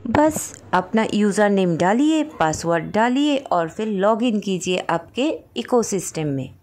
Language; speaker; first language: Hindi; non-native, local second language; Bangla